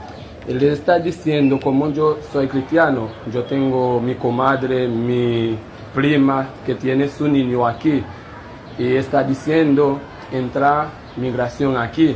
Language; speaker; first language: Spanish; non-native, learner; Haitian Creole